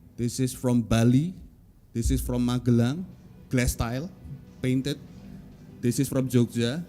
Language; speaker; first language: English; non-native, learner; Indonesian